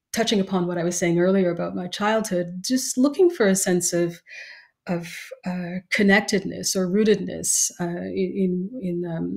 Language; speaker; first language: English; native; English